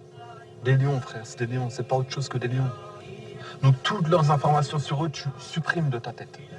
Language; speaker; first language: French; native; French